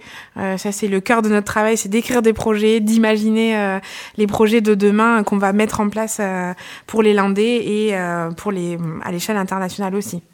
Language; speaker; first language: French; native; French